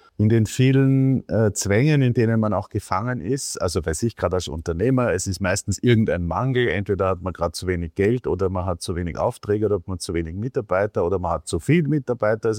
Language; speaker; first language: German; native; German